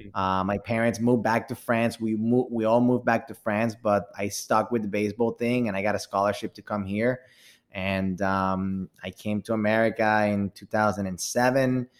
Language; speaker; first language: English; early bilingual, other home language; Spanish